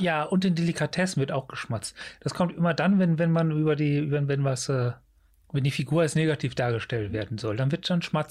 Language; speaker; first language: German; native; German